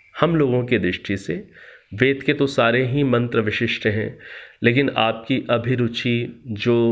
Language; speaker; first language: Hindi; native; Hindi